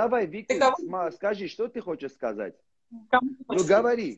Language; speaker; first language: Russian; non-native, learner; Armenian